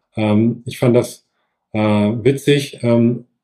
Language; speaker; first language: German; native; German